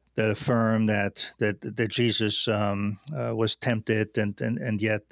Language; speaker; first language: English; non-native, fluent; German